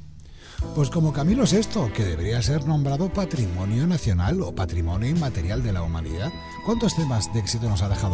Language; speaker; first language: Spanish; native; Spanish